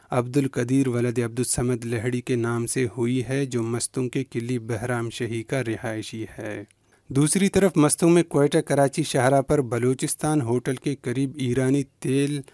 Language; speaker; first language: Urdu; non-native, local second language; Baluchi